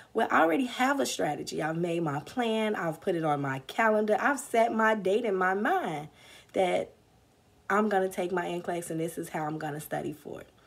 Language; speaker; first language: English; native; English